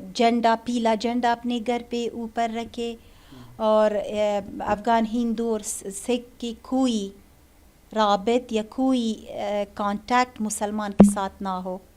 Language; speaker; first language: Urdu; non-native, fluent; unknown